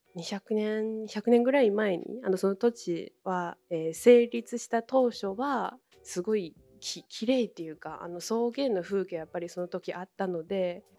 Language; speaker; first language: Japanese; non-native, fluent; Chinese